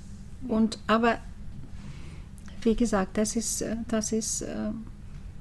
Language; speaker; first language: German; early bilingual, heritage; German